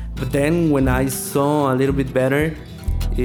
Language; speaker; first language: English; non-native, learner; Spanish